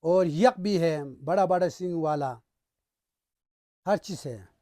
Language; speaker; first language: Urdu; non-native, local second language; Balti